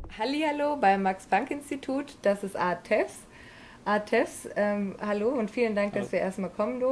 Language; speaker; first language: German; native; German